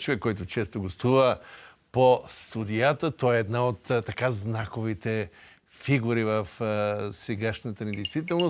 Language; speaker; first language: Bulgarian; native; Bulgarian